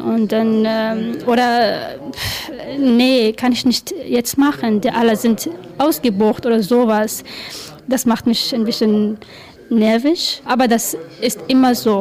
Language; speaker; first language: German; non-native, learner; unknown